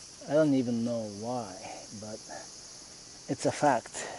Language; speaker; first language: English; non-native, fluent; Japanese